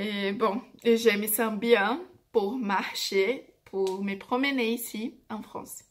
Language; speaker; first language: French; non-native, fluent; Portuguese